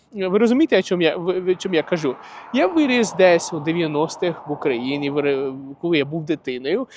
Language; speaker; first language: Ukrainian; non-native, local second language; Russian